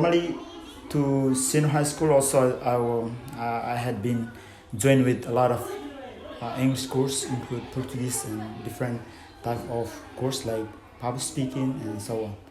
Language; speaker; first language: English; non-native, fluent; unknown